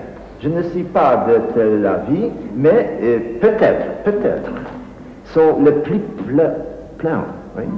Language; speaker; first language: French; non-native, fluent; Polish